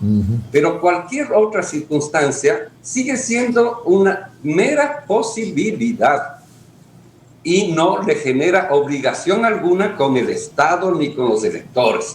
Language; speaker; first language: Spanish; native; Spanish